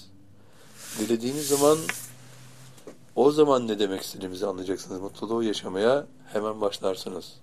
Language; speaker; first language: Turkish; native; Turkish